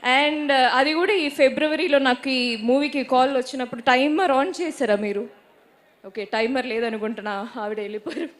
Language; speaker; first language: Telugu; non-native, learner; Malayalam